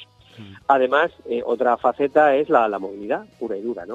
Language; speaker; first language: Spanish; native; Spanish